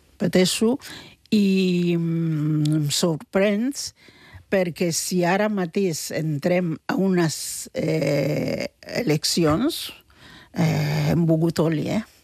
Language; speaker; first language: Catalan; non-native, fluent; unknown